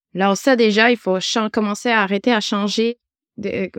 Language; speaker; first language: French; non-native, fluent; Spanish